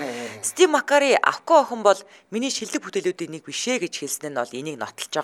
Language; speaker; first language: Mongolian; native; Mongolian